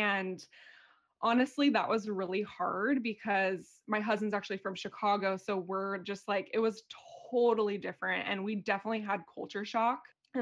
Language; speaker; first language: English; native; English